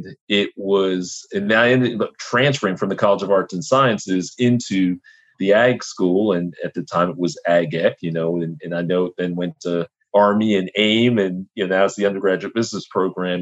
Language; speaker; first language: English; native; English